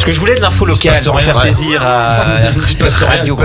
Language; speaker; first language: French; native; French